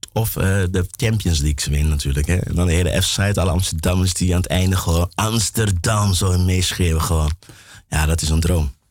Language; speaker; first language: Dutch; early bilingual, other home language; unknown